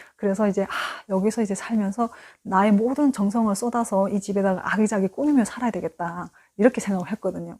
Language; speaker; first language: Korean; native; Korean